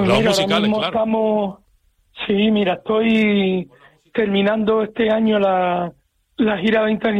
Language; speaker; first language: Spanish; native; Spanish